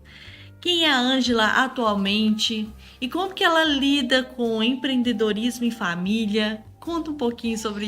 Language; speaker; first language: Portuguese; native; Portuguese